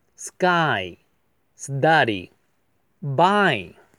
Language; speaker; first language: English; non-native, fluent; Chinese